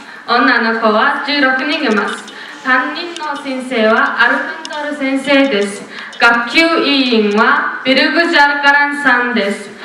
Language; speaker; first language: Japanese; non-native, learner; Mongolian